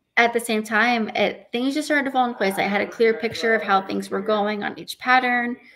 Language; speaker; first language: English; native; English